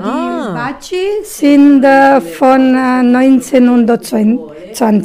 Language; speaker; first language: German; non-native, learner; Italian